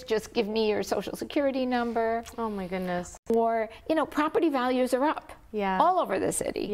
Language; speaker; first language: English; native; English